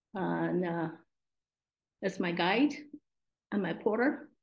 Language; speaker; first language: English; non-native, local second language; Min Nan Chinese